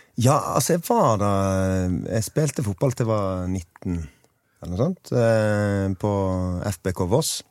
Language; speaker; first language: Norwegian; native; Norwegian